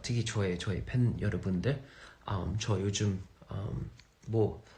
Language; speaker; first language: Korean; non-native, fluent; English